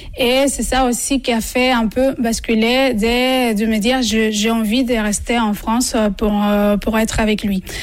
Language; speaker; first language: French; non-native, fluent; Spanish